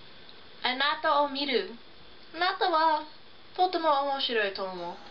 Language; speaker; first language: Japanese; non-native, learner; English